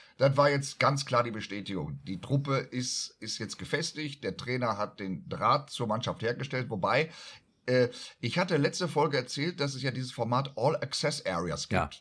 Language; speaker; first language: German; native; German